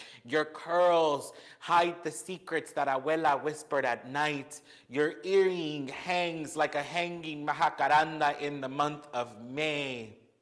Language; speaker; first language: English; early bilingual, other home language; Spanish